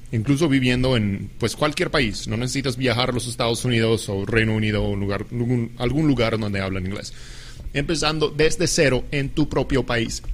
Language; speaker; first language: Spanish; non-native, fluent; English